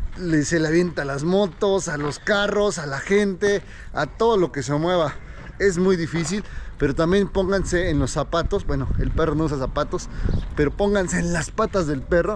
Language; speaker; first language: Spanish; native; Spanish